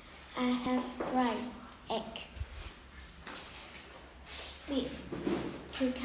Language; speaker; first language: English; non-native, learner; Vietnamese